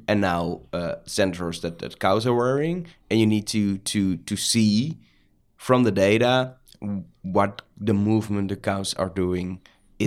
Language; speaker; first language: English; non-native, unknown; Dutch